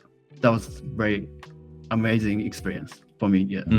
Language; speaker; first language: English; non-native, fluent; Japanese